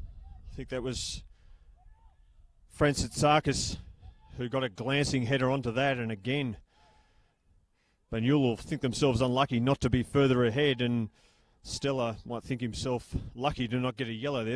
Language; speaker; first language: English; native; English